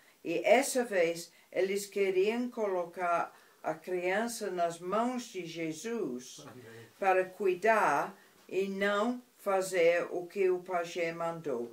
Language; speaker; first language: Portuguese; non-native, fluent; English